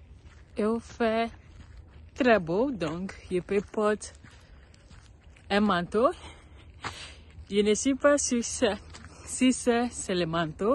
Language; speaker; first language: French; non-native, learner; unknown